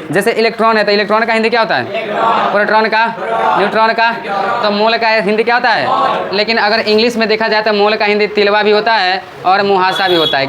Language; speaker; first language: Hindi; native; Hindi